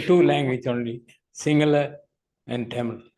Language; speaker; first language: English; non-native, learner; Tamil